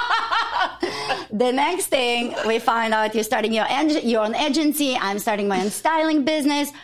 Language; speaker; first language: English; non-native, fluent; Ukrainian